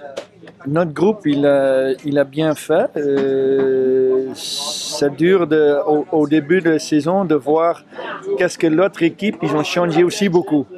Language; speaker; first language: French; non-native, fluent; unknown